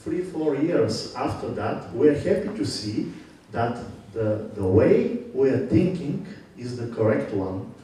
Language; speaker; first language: English; non-native, fluent; Bulgarian